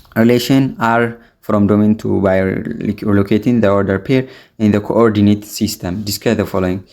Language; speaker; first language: English; non-native, local second language; Amharic